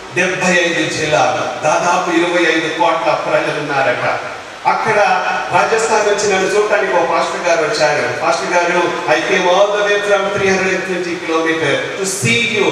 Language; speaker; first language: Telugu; non-native, local second language; Lambadi